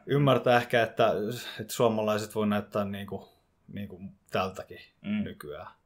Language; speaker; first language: Finnish; native; Finnish